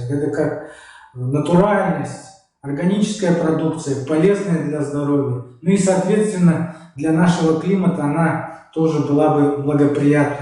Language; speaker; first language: Russian; native; Russian